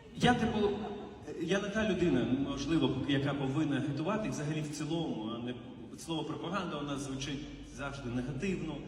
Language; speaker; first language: Ukrainian; non-native, local second language; Russian